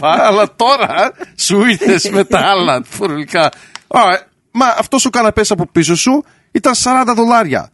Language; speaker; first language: Greek; early bilingual, heritage; Greek